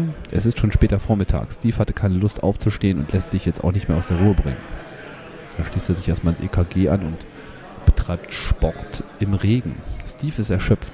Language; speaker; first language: German; native; German